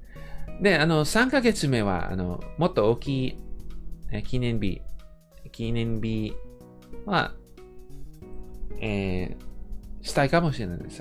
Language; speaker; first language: Japanese; non-native, fluent; English